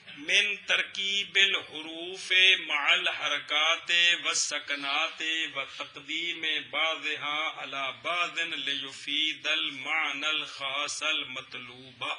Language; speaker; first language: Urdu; non-native, local second language; Punjabi